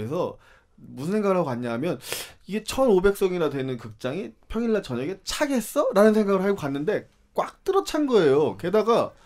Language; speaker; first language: Korean; native; Korean